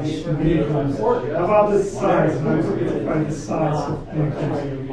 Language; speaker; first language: English; non-native, fluent; Czech